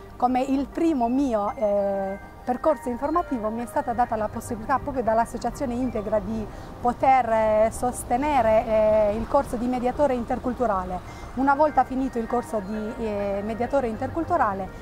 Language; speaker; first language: Italian; non-native, fluent; Albanian